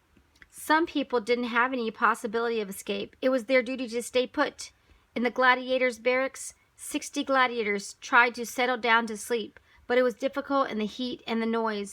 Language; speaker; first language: English; native; English